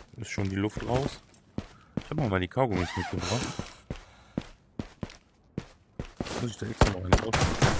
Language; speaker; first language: German; native; German